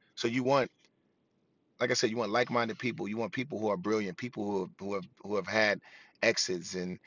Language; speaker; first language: English; native; English